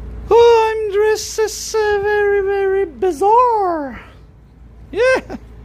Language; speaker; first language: English; non-native, fluent; French